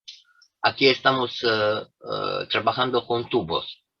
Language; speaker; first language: Spanish; non-native, fluent; Romanian